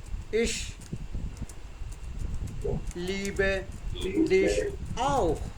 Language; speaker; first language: German; non-native, fluent; Hindi